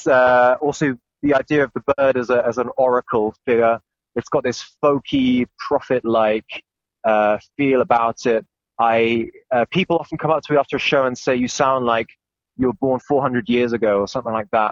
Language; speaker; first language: English; native; English